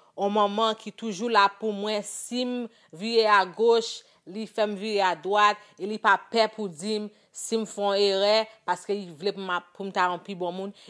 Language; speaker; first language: Haitian Creole; early bilingual, heritage; English